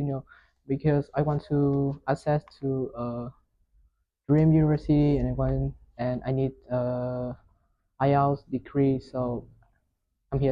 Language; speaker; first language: English; non-native, learner; Vietnamese